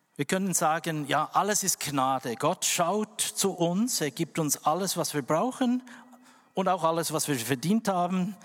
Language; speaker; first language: German; non-native, fluent; Indonesian